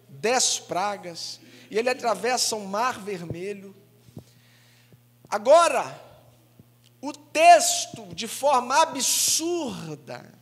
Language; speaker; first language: Portuguese; native; Portuguese